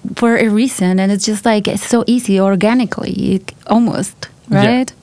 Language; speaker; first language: English; non-native, fluent; Spanish